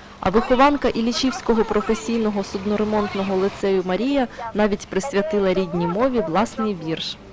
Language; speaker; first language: Ukrainian; native; Ukrainian